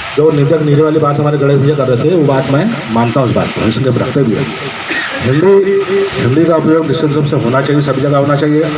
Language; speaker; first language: Hindi; native; Hindi